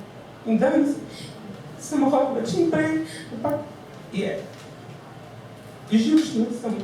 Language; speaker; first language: Slovenian; non-native, learner; Portuguese